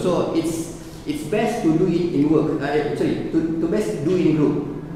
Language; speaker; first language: English; non-native, local second language; Malay